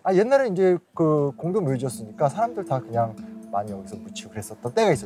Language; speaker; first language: Korean; native; Korean